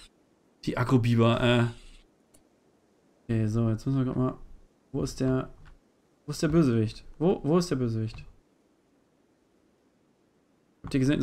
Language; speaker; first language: German; native; German